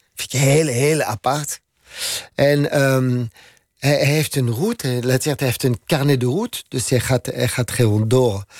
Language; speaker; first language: Dutch; non-native, learner; French